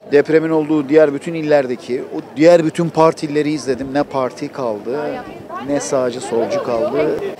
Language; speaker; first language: Turkish; native; Turkish